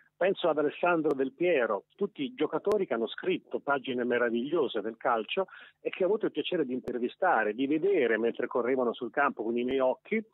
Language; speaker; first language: Italian; native; Italian